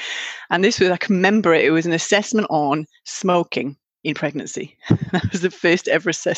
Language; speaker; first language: English; native; English